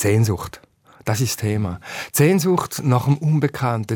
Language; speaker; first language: German; native; German